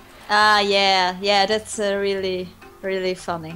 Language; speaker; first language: English; non-native, learner; German